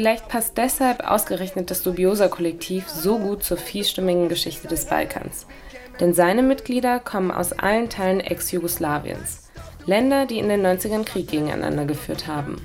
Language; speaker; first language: German; native; German